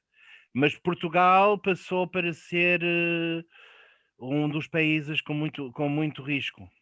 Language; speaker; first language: Portuguese; non-native, fluent; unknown